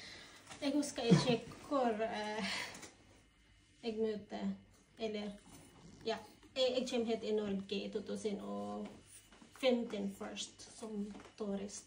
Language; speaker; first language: Norwegian; non-native, learner; Filipino